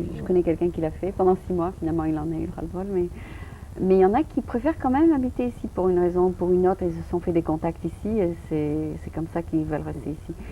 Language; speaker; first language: French; native; French